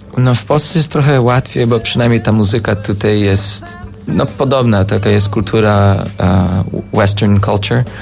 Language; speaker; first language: Polish; early bilingual, heritage; Polish